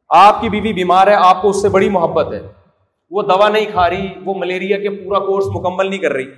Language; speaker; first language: Urdu; native; Urdu